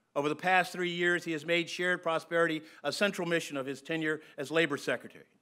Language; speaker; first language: English; native; English